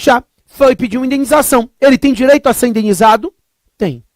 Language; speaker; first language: Portuguese; native; Portuguese